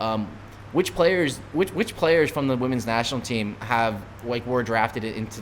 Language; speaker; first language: English; native; English